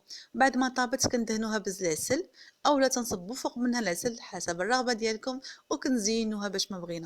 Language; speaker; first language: Arabic; native; Arabic